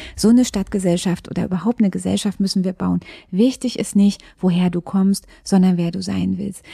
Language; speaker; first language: German; native; German